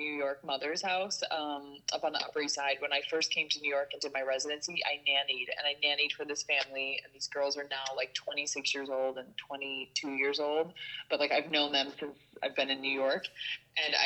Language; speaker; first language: English; native; English